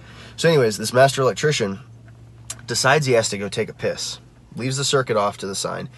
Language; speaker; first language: English; native; English